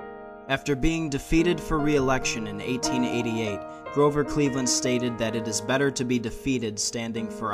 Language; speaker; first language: English; native; English